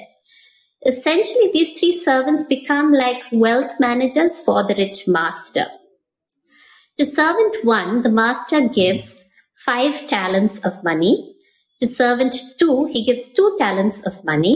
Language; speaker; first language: English; non-native, local second language; Tamil